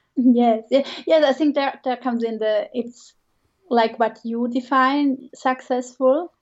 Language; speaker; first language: English; non-native, fluent; Swiss German